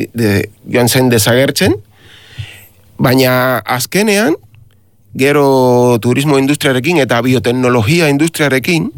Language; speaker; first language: Basque; non-native, learner; Spanish